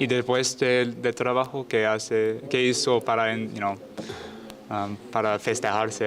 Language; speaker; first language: Spanish; non-native, learner; English